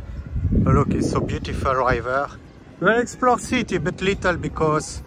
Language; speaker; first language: English; non-native, learner; Dutch